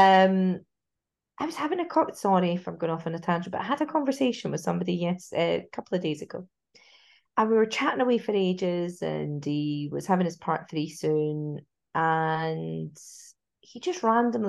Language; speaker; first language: English; native; English